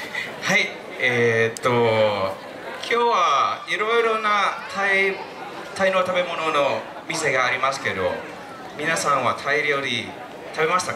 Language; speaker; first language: Japanese; non-native, fluent; Thai